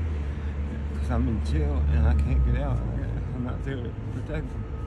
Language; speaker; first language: English; native; English